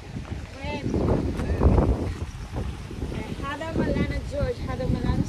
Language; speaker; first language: Arabic; non-native, learner; Filipino